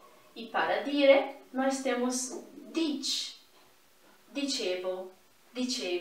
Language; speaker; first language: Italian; non-native, fluent; Portuguese